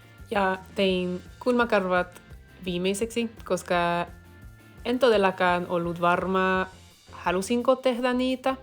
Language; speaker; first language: Finnish; non-native, fluent; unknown